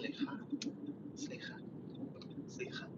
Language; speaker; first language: Hebrew; non-native, learner; English